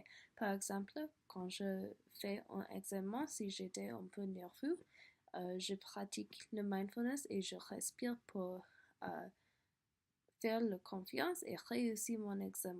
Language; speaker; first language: French; non-native, learner; English